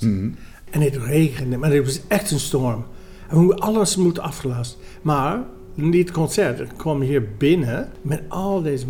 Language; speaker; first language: Dutch; non-native, fluent; English